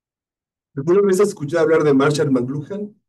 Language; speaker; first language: Spanish; native; Spanish